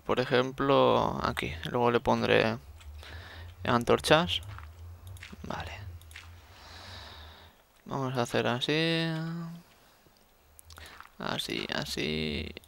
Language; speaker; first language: Spanish; native; Spanish